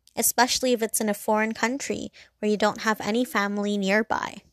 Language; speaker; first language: English; non-native, local second language; Cantonese